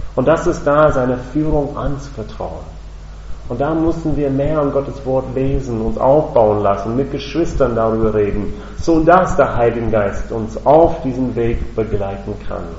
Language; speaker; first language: German; non-native, fluent; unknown